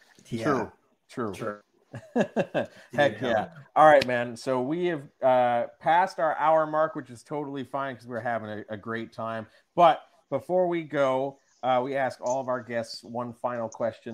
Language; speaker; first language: English; native; English